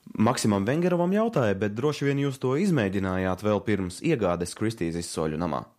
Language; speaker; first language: Latvian; native; Latvian